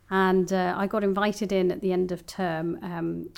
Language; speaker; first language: English; native; English